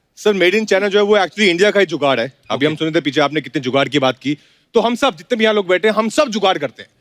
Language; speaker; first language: Hindi; native; Hindi